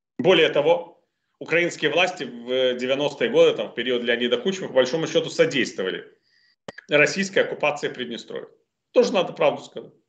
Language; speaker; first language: Russian; native; Russian